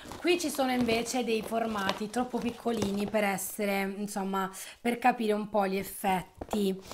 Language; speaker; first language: Italian; native; Italian